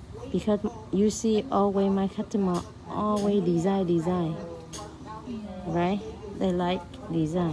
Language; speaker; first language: English; non-native, learner; Vietnamese